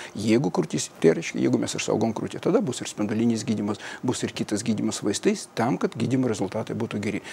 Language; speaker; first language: Lithuanian; non-native, fluent; Russian